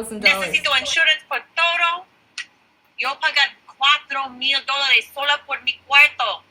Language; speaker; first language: Spanish; non-native, learner; English